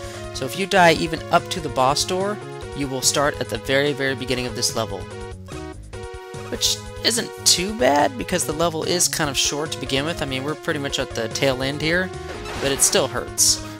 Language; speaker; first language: English; native; English